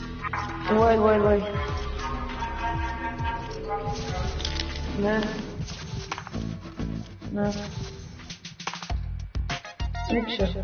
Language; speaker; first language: English; non-native, learner; Greek